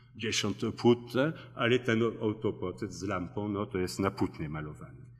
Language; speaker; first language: Polish; early bilingual, heritage; Polish